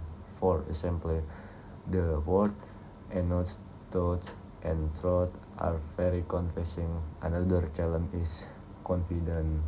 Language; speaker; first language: English; non-native, learner; Indonesian